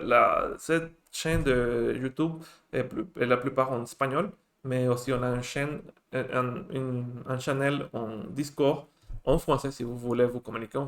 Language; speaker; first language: French; non-native, fluent; Spanish